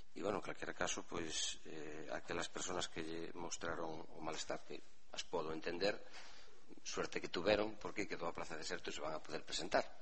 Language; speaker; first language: Spanish; non-native, local second language; Galician